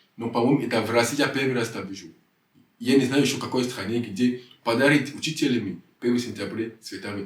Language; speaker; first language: Russian; non-native, fluent; French